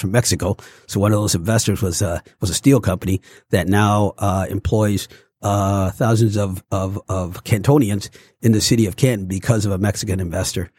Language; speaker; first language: English; early bilingual, other home language; Spanish